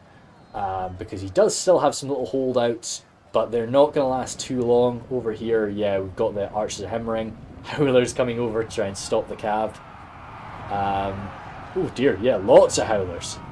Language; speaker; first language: English; native; English